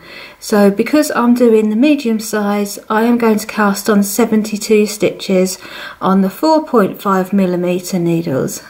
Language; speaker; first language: English; native; English